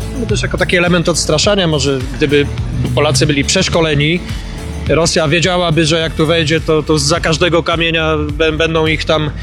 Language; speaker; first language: Polish; native; Polish